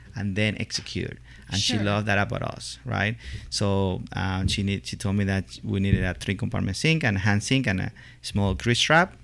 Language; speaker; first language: English; non-native, fluent; Spanish